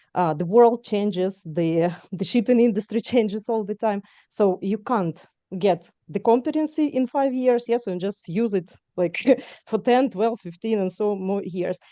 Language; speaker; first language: English; non-native, fluent; Ukrainian